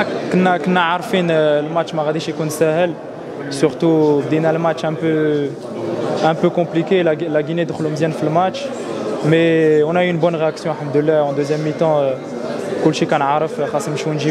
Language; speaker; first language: Arabic; native; Arabic